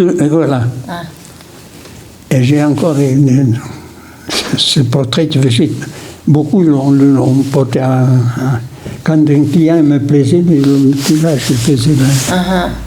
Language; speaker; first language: French; non-native, local second language; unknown